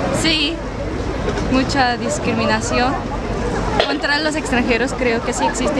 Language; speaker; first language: Spanish; non-native, learner; Korean